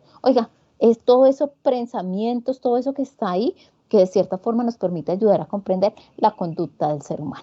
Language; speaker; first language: Spanish; native; Spanish